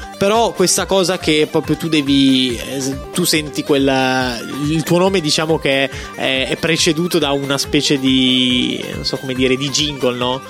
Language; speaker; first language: Italian; native; Italian